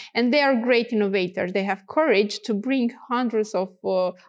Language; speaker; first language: English; non-native, fluent; Romanian